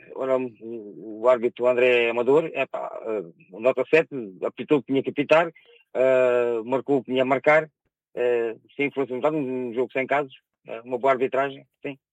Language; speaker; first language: Portuguese; native; Portuguese